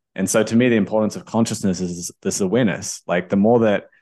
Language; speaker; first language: English; native; English